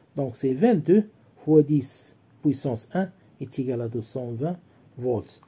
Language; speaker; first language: French; non-native, local second language; Arabic